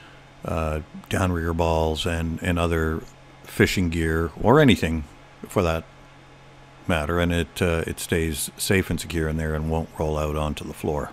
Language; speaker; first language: English; native; English